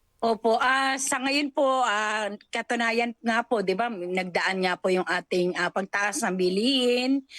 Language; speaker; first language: Filipino; native; Filipino